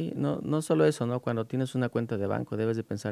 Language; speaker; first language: Spanish; native; Spanish